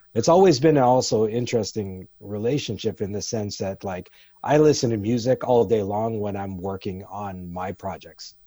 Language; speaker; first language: English; native; English